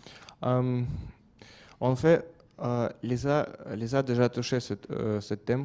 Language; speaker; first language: French; non-native, fluent; Russian